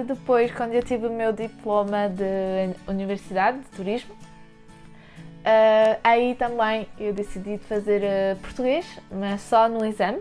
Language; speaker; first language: Portuguese; early bilingual, heritage; French